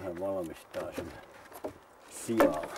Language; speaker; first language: Finnish; native; Finnish